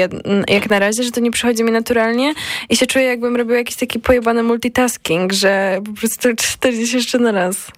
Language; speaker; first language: Polish; native; Polish